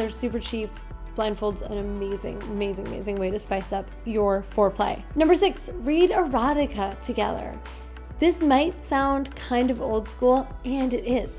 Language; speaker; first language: English; native; English